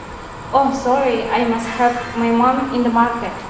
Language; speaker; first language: English; non-native, learner; Indonesian